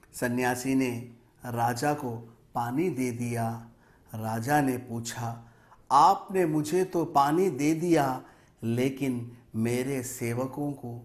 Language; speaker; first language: Hindi; non-native, local second language; Telugu